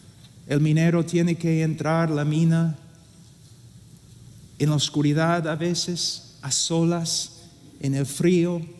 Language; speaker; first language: Spanish; non-native, fluent; English